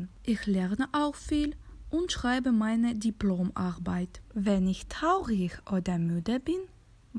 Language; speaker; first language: German; non-native, fluent; Russian